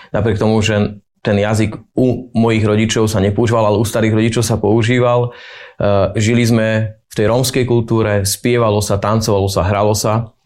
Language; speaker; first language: Slovak; native; Slovak